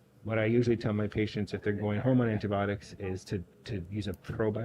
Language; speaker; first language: English; native; English